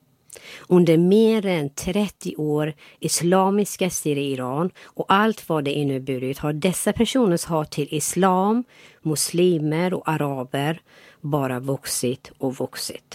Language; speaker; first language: Swedish; non-native, fluent; Persian